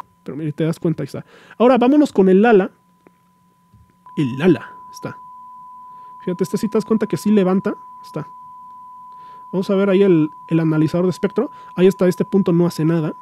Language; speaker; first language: Spanish; native; Spanish